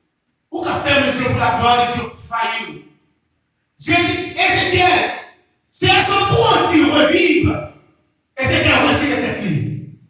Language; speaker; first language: French; non-native, local second language; Haitian Creole